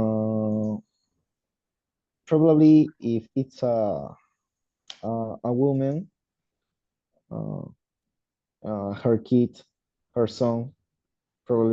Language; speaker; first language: English; non-native, learner; Spanish